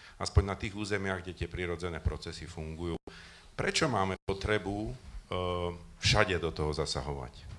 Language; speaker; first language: Slovak; native; Slovak